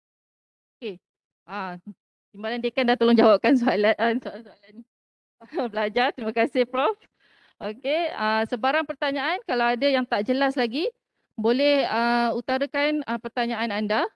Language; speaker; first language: Malay; native; Malay